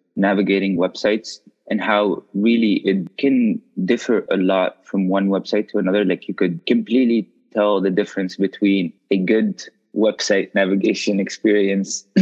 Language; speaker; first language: English; non-native, fluent; Arabic